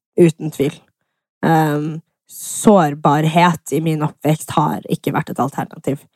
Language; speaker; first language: Norwegian; early bilingual, other home language; English